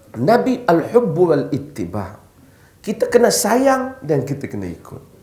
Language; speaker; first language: Malay; native; Malay